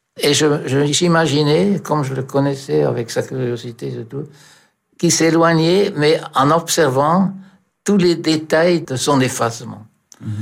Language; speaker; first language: French; non-native, fluent; German